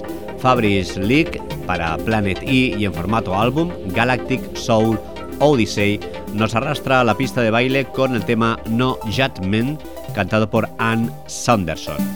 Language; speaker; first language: Spanish; native; Spanish